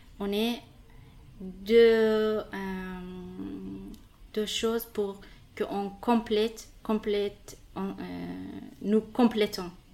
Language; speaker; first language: French; non-native, learner; Persian